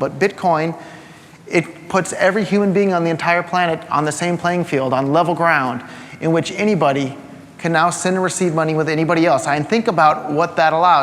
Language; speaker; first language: English; native; English